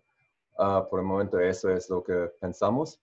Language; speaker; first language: Spanish; non-native, fluent; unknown